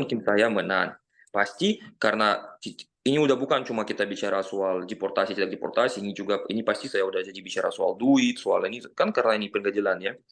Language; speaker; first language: Indonesian; non-native, fluent; Russian